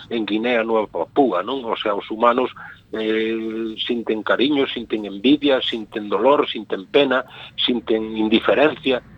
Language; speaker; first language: Galician; native; Galician